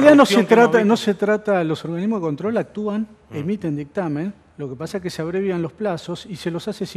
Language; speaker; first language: Spanish; native; Spanish